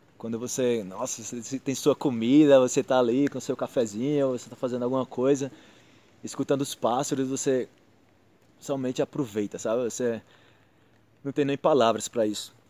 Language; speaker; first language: Portuguese; native; Portuguese